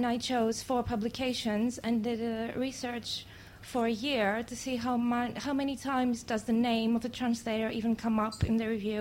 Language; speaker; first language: English; non-native, fluent; Greek